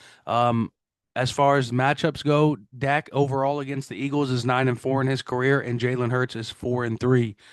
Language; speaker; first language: English; native; English